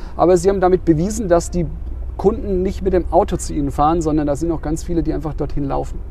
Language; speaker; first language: German; native; German